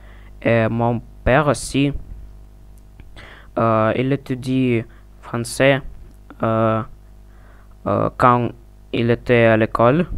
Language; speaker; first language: French; non-native, learner; Russian